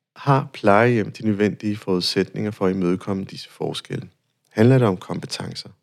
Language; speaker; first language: Danish; non-native, fluent; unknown